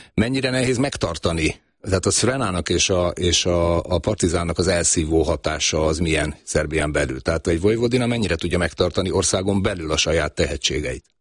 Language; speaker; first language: Hungarian; native; Hungarian